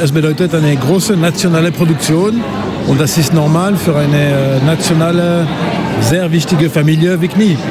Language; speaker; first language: German; non-native, local second language; French